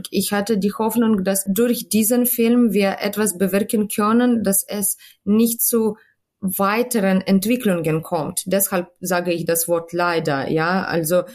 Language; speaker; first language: German; non-native, fluent; Ukrainian